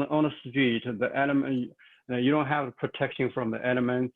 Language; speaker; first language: English; non-native, fluent; Chinese